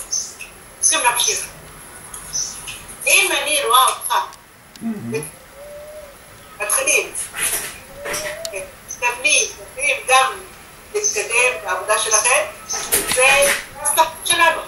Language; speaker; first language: Hebrew; non-native, fluent; Arabic